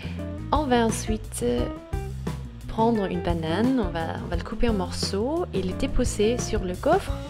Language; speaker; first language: French; non-native, fluent; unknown